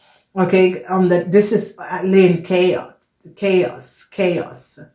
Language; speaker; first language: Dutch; non-native, learner; English